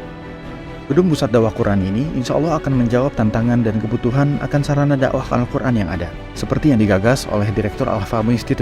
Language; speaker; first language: Indonesian; native; Indonesian